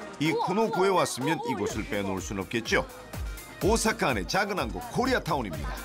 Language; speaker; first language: Korean; native; Korean